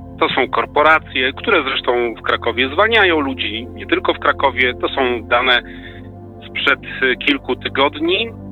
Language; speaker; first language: Polish; native; Polish